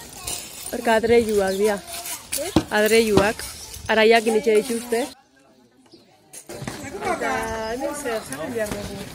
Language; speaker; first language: Basque; native; Basque